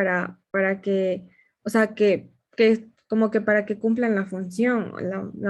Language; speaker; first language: Spanish; native; Spanish